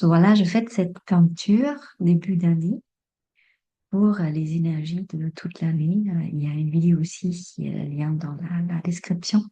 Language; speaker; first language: French; non-native, fluent; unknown